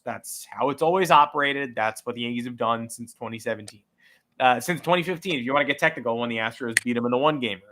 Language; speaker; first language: English; native; English